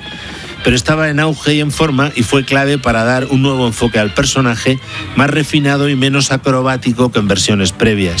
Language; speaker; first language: Spanish; native; Spanish